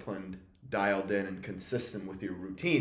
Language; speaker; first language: English; native; English